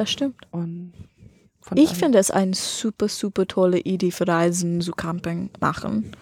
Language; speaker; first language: German; non-native, learner; English